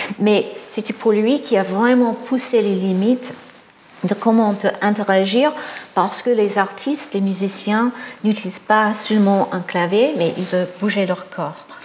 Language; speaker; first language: French; non-native, fluent; English